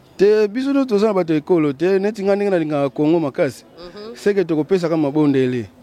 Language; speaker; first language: Lingala; non-native, local second language; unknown